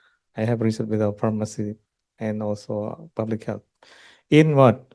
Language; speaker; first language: English; non-native, local second language; Indonesian